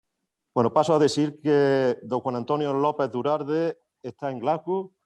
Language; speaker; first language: Spanish; native; Spanish